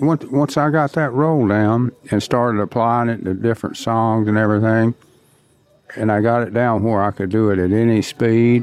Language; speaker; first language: English; native; English